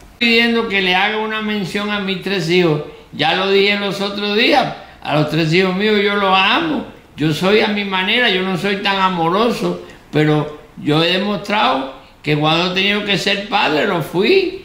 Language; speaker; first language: Spanish; native; Spanish